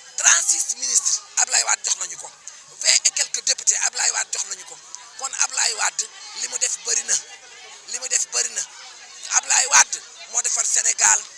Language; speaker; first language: Wolof; non-native, local second language; Fula